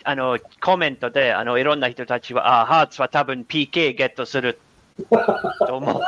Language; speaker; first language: Japanese; non-native, learner; English